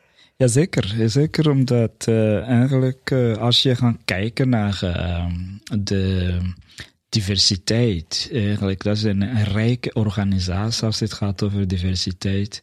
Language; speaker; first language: Dutch; non-native, fluent; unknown